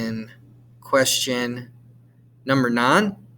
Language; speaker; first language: English; native; English